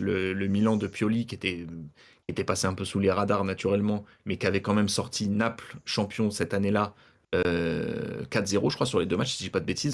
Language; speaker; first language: French; native; French